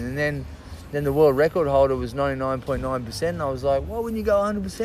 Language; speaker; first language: English; native; English